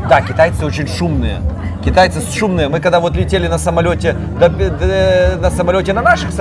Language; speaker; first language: Russian; native; Russian